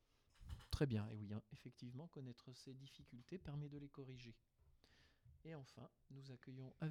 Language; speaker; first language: French; native; French